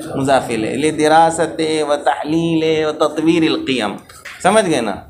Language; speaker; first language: Urdu; native; Urdu